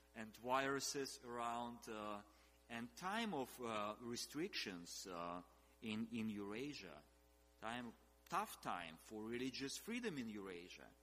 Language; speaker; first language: English; non-native, fluent; Russian